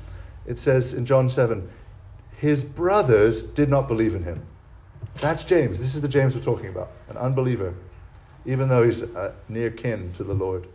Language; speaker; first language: English; native; English